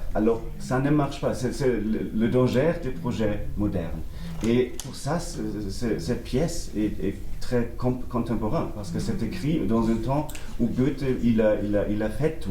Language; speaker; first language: French; non-native, learner; German